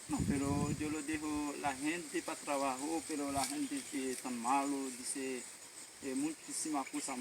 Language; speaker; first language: Spanish; non-native, learner; Haitian Creole